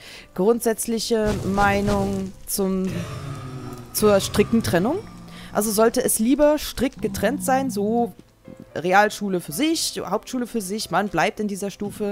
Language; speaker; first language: German; native; German